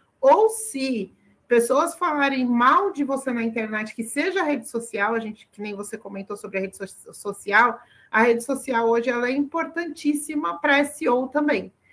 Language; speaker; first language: Portuguese; early bilingual, other home language; Arabic